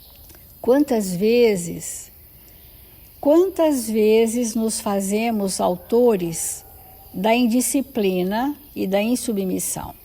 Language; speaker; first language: Portuguese; native; Portuguese